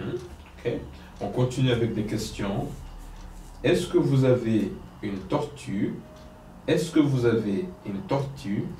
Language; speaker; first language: French; non-native, fluent; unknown